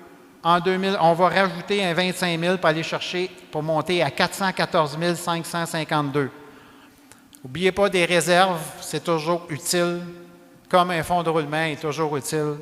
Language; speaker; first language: French; native; French